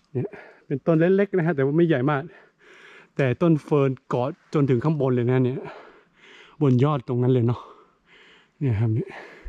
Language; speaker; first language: Thai; non-native, local second language; S'gaw Karen